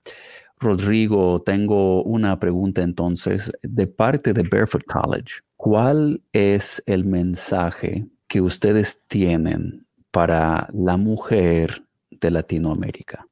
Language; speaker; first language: Spanish; non-native, fluent; English